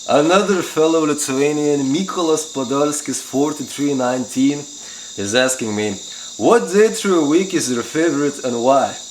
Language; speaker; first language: English; non-native, fluent; Lithuanian